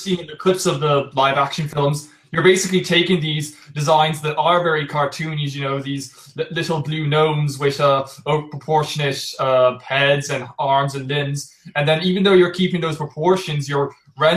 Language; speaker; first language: English; native; English